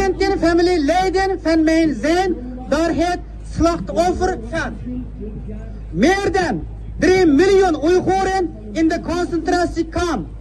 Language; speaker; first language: Dutch; non-native, fluent; Uyghur